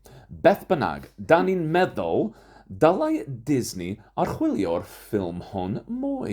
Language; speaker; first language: Welsh; non-native, fluent; English